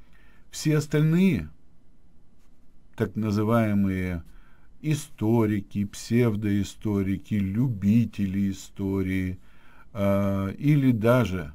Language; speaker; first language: Russian; native; Russian